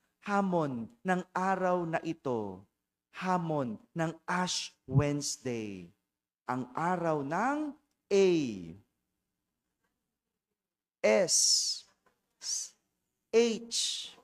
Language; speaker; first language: Filipino; native; Filipino